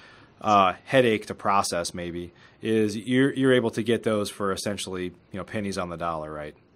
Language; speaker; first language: English; native; English